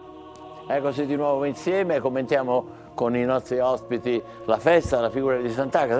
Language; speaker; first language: Italian; native; Italian